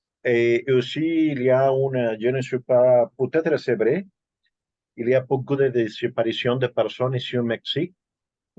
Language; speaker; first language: French; non-native, learner; Spanish